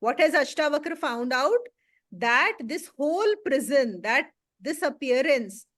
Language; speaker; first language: English; non-native, local second language; Hindi